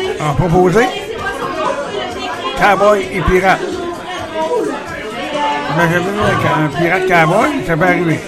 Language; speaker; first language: French; native; French